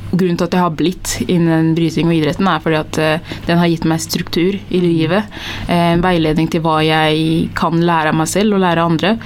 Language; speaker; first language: Norwegian; early bilingual, other home language; Tigrinya